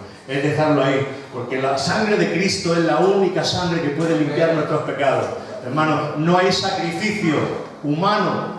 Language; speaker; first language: Spanish; native; Spanish